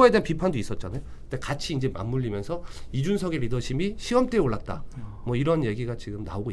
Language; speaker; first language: Korean; native; Korean